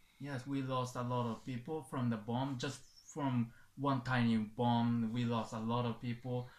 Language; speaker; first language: English; non-native, fluent; Japanese